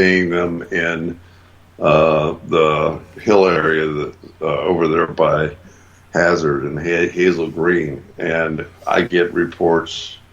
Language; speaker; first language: English; native; English